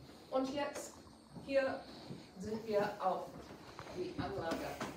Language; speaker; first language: German; non-native, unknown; English